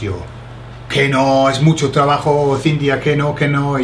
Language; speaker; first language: Spanish; non-native, fluent; English